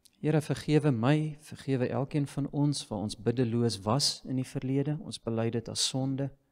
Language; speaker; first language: Afrikaans; native; Afrikaans